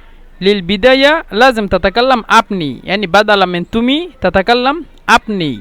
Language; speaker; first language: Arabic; non-native, fluent; Bangla